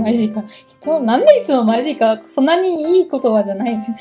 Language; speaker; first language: Japanese; non-native, learner; German